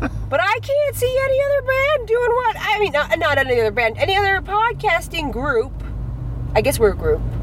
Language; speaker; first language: English; native; English